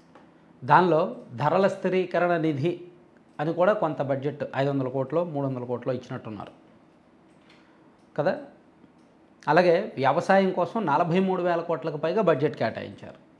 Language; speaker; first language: Telugu; native; Telugu